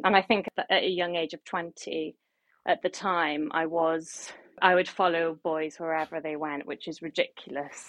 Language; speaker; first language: English; native; English